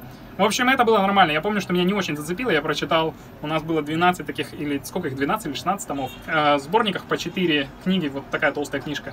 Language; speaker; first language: Russian; native; Russian